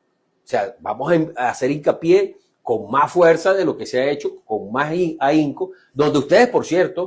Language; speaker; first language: Spanish; native; Spanish